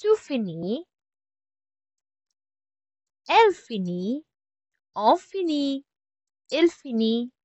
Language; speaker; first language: French; non-native, fluent; Filipino